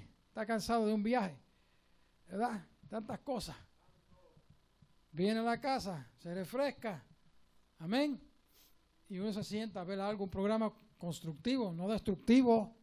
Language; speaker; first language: Spanish; native; Spanish